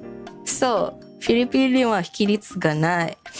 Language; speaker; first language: Japanese; non-native, learner; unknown